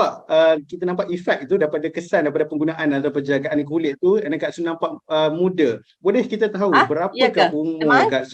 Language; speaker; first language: Malay; native; Malay